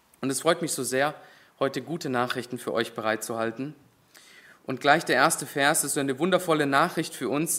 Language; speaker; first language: German; native; German